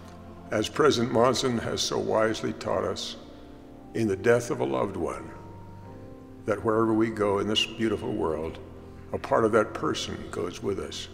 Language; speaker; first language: English; native; English